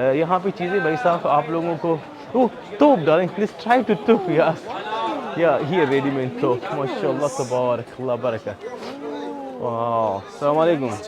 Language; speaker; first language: Hindi; non-native, local second language; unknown